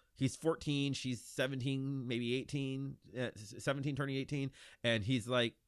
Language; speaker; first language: English; native; English